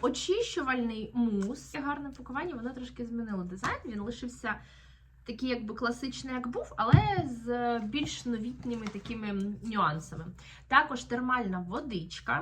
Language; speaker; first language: Ukrainian; native; Ukrainian